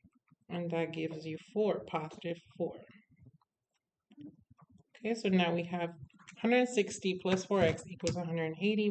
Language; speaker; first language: English; native; English